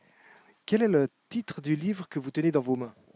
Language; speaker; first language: French; native; French